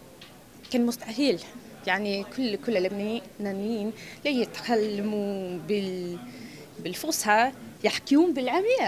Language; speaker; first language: Arabic; non-native, fluent; English